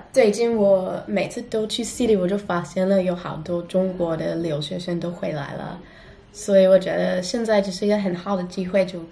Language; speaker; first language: Chinese; non-native, fluent; English